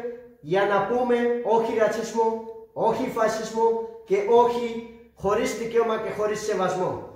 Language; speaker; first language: Greek; non-native, fluent; Urdu